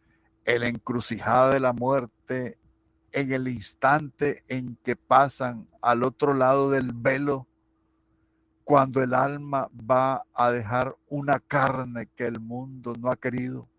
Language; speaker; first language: Spanish; native; Spanish